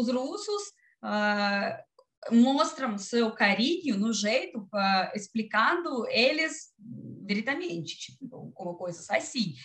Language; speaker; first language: Portuguese; non-native, learner; Russian